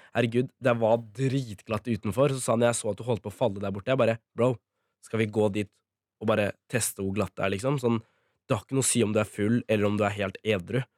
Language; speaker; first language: Norwegian; early bilingual, other home language; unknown